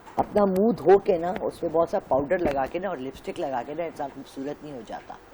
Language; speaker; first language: Urdu; non-native, local second language; Pashto